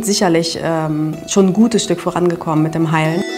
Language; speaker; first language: German; native; German